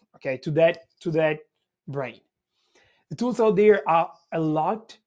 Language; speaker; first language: English; non-native, fluent; Italian